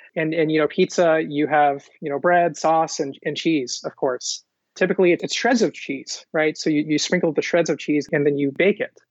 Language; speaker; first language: English; early bilingual, other home language; Hindi